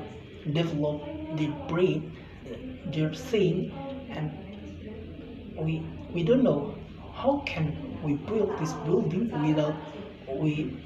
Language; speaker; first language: English; non-native, learner; Indonesian